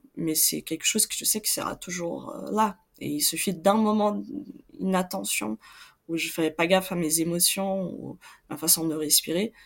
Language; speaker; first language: French; non-native, fluent; Portuguese